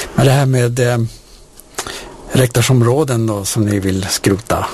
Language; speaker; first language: Swedish; native; Swedish